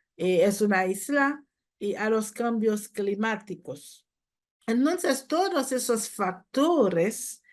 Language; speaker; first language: Spanish; non-native, fluent; Haitian Creole